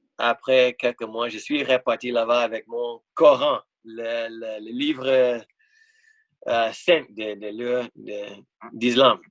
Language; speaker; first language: French; non-native, fluent; English